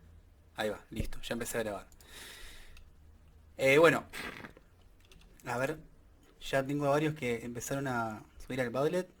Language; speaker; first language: Spanish; native; Spanish